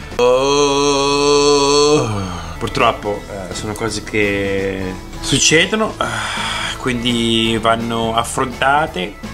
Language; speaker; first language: Italian; native; Italian